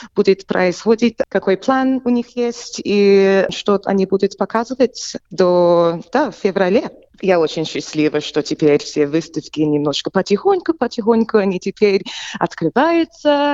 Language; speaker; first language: Russian; early bilingual, heritage; English